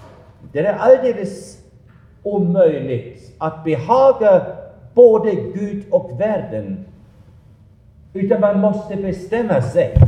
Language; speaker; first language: Swedish; non-native, fluent; German